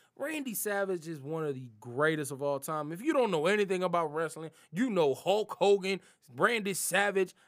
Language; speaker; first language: English; native; English